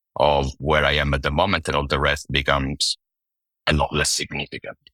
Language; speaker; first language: English; non-native, fluent; Italian